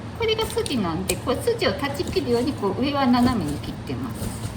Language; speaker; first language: Japanese; native; Japanese